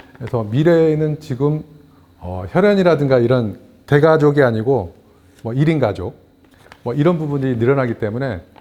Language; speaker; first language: Korean; native; Korean